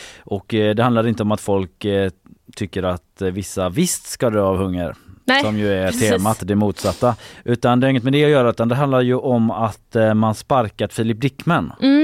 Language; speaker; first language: Swedish; native; Swedish